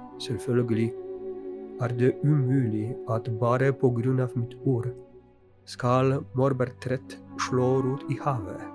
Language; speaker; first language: Norwegian; non-native, fluent; Polish